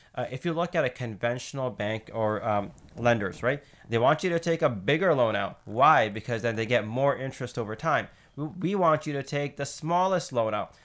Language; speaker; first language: English; native; English